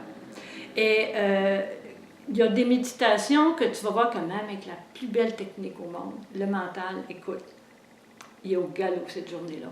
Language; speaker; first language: French; native; French